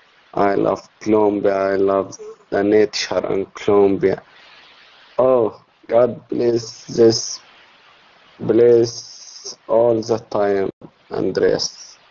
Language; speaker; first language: English; non-native, learner; Arabic